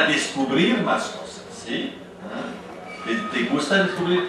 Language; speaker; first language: Spanish; non-native, fluent; French